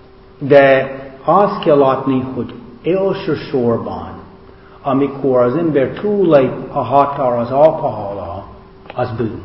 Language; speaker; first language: Hungarian; non-native, fluent; English